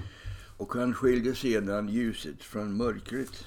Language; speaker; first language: Swedish; non-native, fluent; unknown